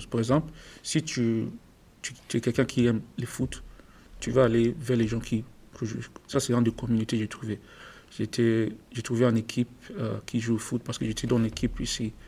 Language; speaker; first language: French; non-native, learner; English